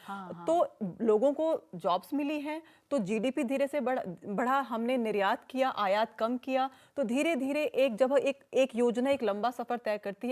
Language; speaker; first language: Hindi; native; Hindi